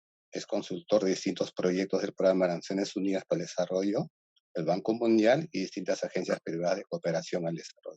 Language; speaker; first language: Spanish; native; Spanish